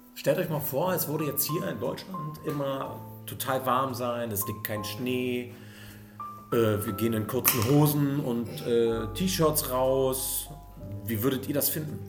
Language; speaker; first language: German; native; German